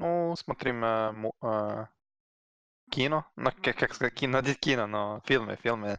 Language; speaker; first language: Russian; non-native, learner; Serbian